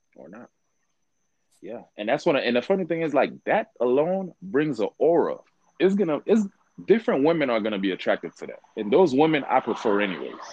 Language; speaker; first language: English; early bilingual, other home language; Haitian Creole